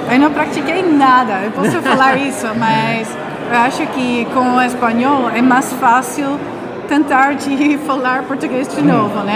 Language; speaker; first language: Portuguese; non-native, learner; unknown